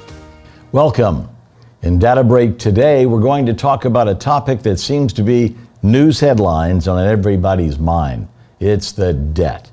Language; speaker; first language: English; native; English